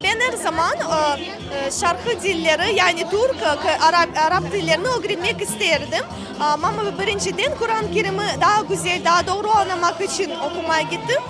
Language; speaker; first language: Turkish; non-native, learner; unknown